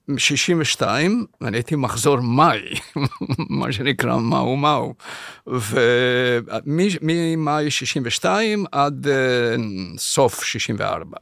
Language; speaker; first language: Hebrew; early bilingual, other home language; Spanish